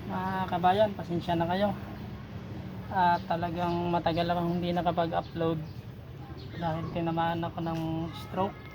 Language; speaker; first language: Filipino; native; Filipino